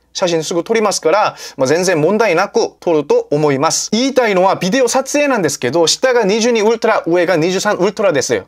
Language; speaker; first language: Japanese; non-native, fluent; Korean